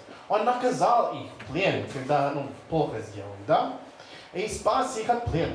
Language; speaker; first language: Russian; non-native, fluent; English